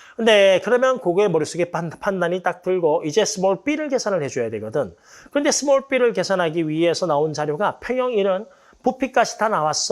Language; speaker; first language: Korean; native; Korean